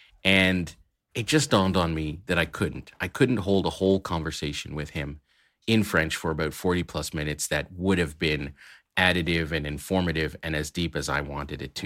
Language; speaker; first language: English; native; English